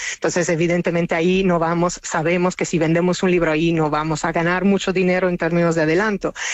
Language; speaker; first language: Spanish; non-native, fluent; Italian